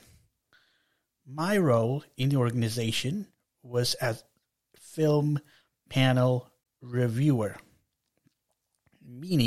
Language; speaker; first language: English; non-native, local second language; Telugu